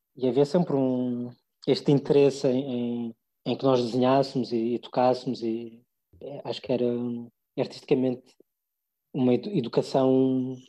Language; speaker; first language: Portuguese; early bilingual, other home language; English